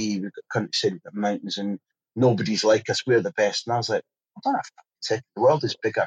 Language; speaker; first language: English; native; English